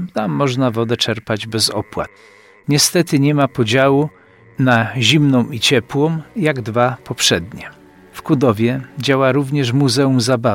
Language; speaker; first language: Polish; native; Polish